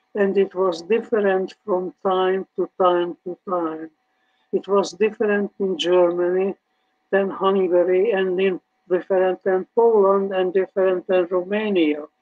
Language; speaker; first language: English; early bilingual, other home language; Hungarian